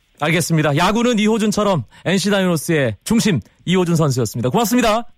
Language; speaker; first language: Korean; native; Korean